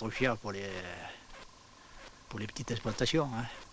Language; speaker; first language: French; native; French